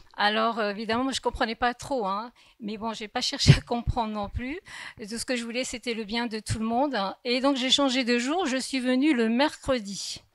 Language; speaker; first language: French; early bilingual, other home language; Kabyle